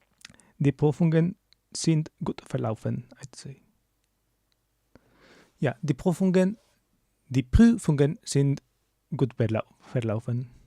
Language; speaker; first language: German; non-native, learner; English